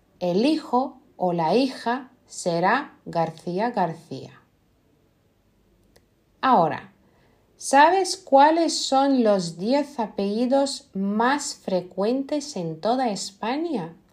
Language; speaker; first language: Spanish; non-native, fluent; Lithuanian